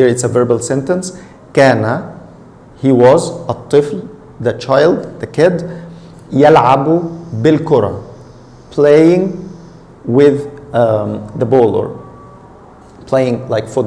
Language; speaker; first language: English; non-native, fluent; Arabic